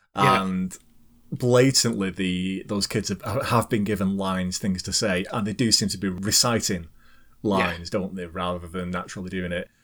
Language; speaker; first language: English; native; English